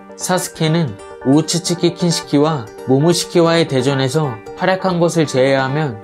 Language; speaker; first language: Korean; native; Korean